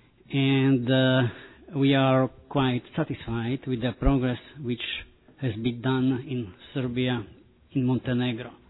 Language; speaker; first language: English; non-native, fluent; Slovak